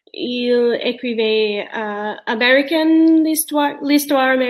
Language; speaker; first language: French; non-native, learner; English